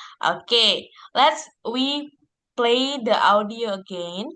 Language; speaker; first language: English; non-native, fluent; Indonesian